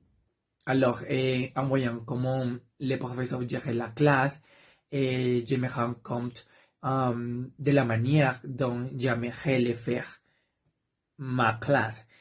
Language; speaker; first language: French; non-native, learner; Spanish